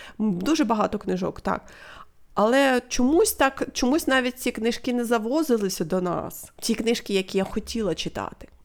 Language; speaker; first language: Ukrainian; non-native, local second language; Russian